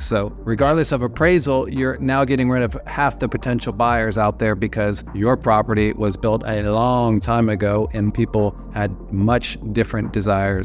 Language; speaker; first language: English; native; English